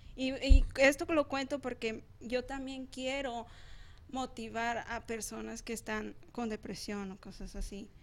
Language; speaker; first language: Spanish; native; Spanish